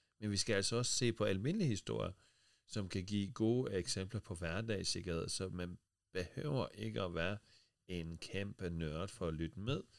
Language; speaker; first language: Danish; non-native, fluent; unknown